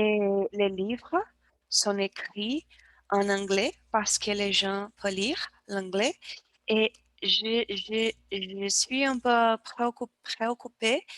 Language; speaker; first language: French; non-native, learner; Portuguese